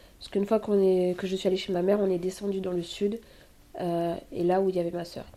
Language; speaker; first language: French; early bilingual, other home language; Haitian Creole